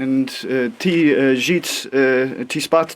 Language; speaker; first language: Russian; non-native, learner; English